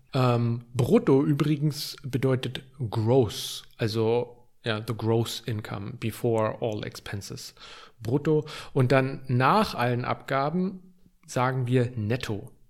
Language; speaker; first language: German; native; German